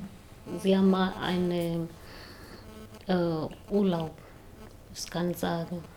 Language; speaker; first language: German; non-native, learner; Swahili